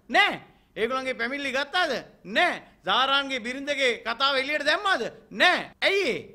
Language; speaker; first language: Sinhala; non-native, local second language; Tamil